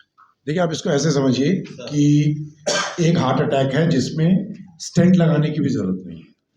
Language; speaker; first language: Hindi; native; Hindi